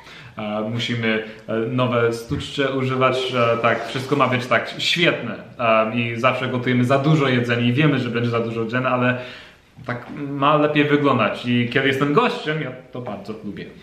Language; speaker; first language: Polish; non-native, learner; English